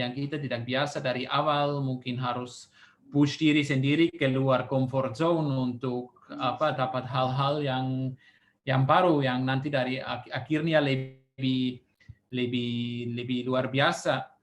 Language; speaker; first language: Indonesian; non-native, fluent; Swiss German